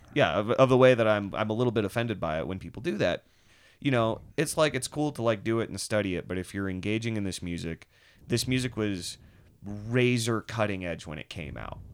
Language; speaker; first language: English; native; English